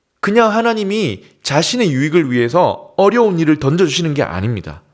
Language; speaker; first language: Korean; native; Korean